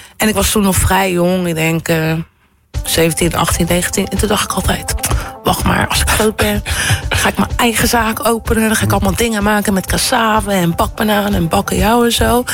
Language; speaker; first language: Dutch; early bilingual, other home language; Kabuverdianu